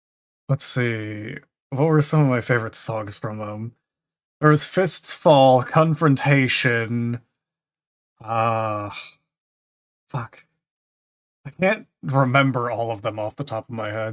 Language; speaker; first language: English; native; English